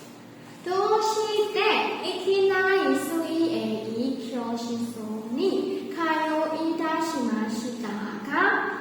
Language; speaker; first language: Japanese; non-native, learner; Burmese